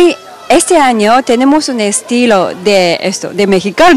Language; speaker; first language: Spanish; non-native, learner; Japanese